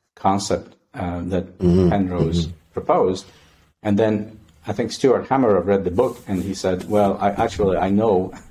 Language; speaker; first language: English; non-native, fluent; Polish